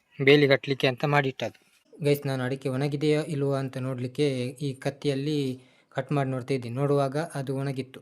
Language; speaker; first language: Kannada; non-native, local second language; Tulu